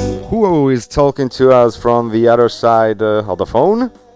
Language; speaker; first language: English; non-native, fluent; Italian